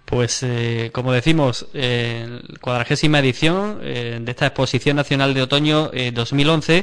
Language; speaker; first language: Spanish; native; Spanish